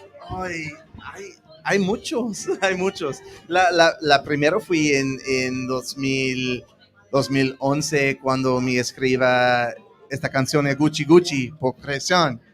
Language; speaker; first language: Spanish; early bilingual, heritage; English